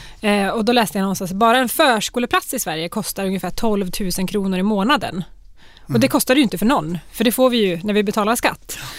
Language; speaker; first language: Swedish; native; Swedish